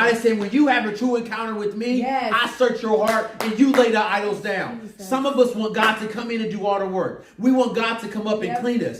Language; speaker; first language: English; native; English